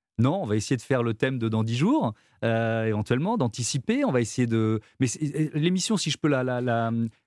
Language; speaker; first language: French; native; French